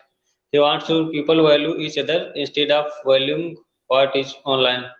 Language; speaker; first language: English; non-native, fluent; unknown